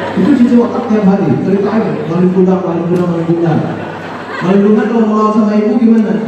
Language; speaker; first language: Indonesian; non-native, local second language; Minangkabau